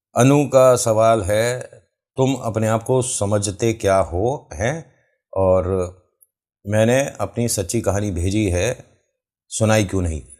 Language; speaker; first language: Hindi; native; Hindi